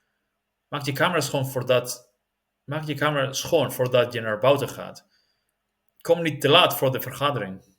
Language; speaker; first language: Dutch; non-native, learner; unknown